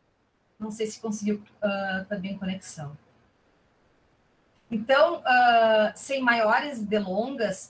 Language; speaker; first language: Portuguese; native; Portuguese